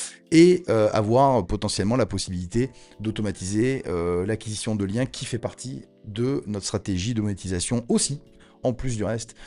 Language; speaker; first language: French; native; French